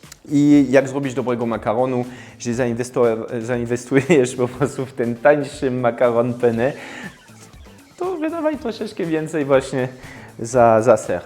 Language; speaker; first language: Polish; non-native, fluent; French